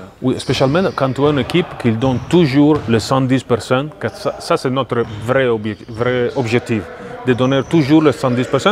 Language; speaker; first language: French; non-native, fluent; Italian